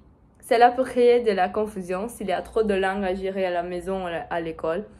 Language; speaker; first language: French; non-native, learner; Portuguese